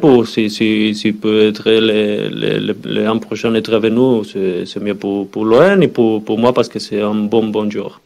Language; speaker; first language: French; non-native, learner; Spanish